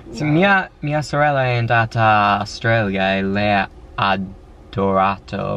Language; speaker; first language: Italian; non-native, learner; English